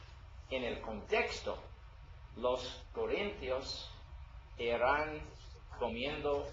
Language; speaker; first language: Spanish; non-native, learner; English